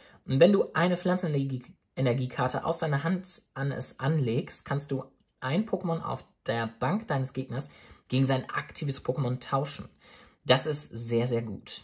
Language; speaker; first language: German; native; German